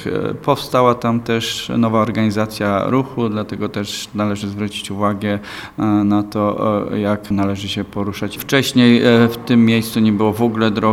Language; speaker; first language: Polish; native; Polish